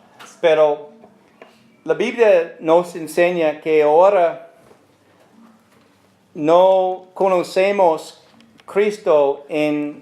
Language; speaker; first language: Spanish; non-native, learner; English